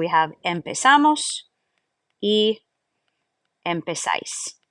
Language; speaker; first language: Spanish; non-native, fluent; English